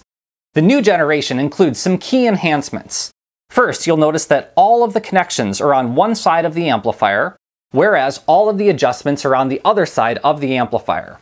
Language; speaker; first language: English; native; English